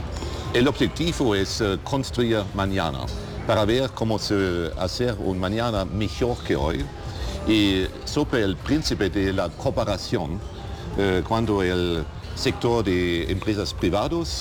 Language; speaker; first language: Spanish; non-native, learner; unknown